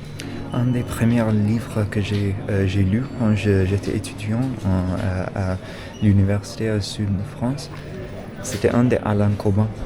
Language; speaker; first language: French; non-native, fluent; English